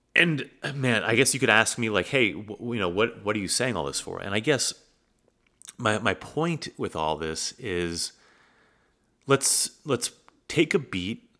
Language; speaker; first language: English; native; English